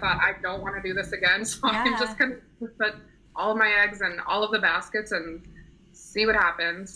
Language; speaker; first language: English; native; English